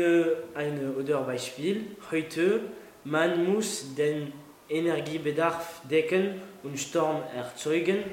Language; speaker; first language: German; non-native, learner; French